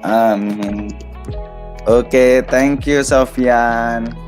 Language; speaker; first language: English; non-native, learner; Indonesian